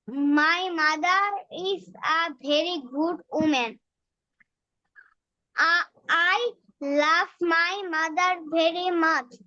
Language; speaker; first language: English; non-native, learner; Bangla